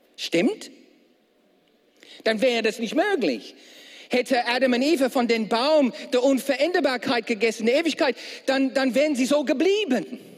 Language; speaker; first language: German; non-native, fluent; English